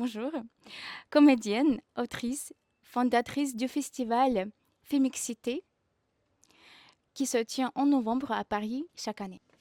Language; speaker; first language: French; non-native, fluent; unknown